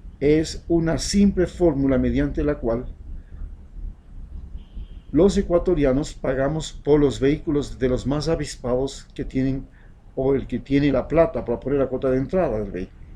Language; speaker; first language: Spanish; native; Spanish